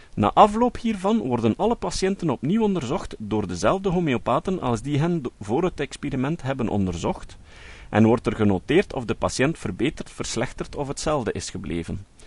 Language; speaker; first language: Dutch; native; Dutch